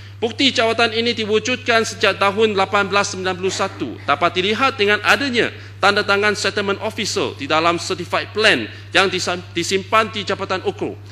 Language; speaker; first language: Malay; non-native, local second language; Chinese